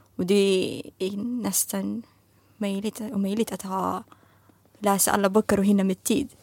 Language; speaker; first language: Swedish; non-native, fluent; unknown